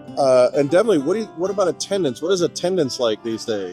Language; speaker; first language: English; native; English